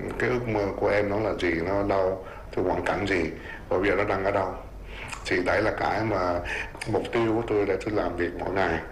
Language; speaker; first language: Vietnamese; early bilingual, heritage; Vietnamese